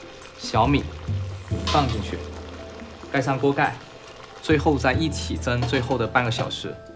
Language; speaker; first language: Chinese; native; Chinese